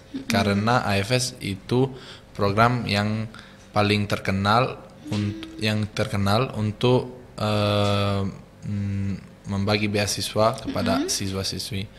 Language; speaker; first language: Indonesian; non-native, fluent; Italian